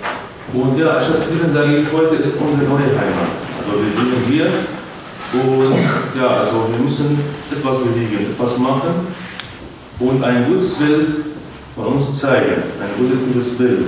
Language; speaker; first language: German; non-native, fluent; Arabic